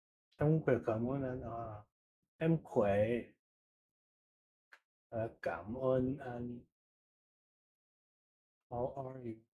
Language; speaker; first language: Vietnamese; non-native, learner; Dutch